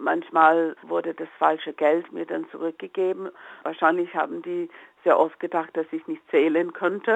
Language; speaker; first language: German; non-native, fluent; English